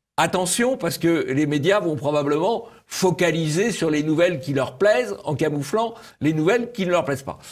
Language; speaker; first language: French; native; French